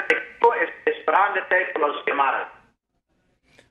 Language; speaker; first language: Spanish; non-native, fluent; English